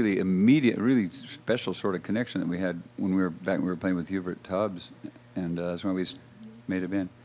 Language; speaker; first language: English; native; English